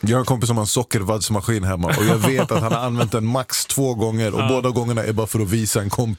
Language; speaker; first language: Swedish; native; Swedish